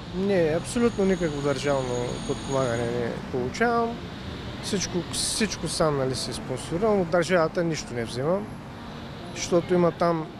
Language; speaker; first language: Bulgarian; native; Bulgarian